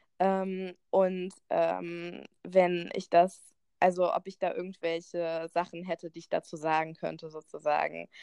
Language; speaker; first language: German; native; German